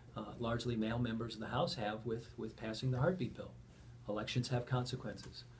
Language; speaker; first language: English; native; English